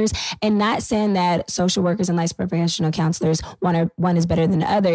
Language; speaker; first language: English; native; English